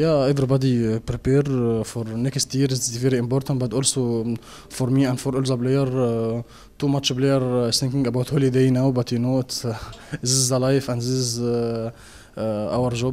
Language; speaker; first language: English; non-native, learner; Arabic